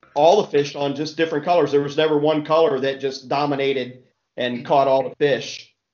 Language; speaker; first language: English; native; English